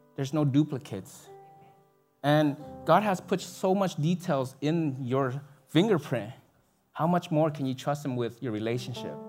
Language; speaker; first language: English; early bilingual, other home language; Vietnamese